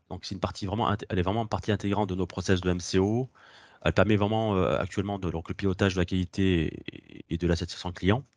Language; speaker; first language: French; native; French